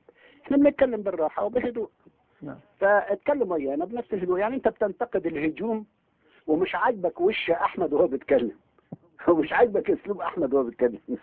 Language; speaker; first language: Arabic; native; Arabic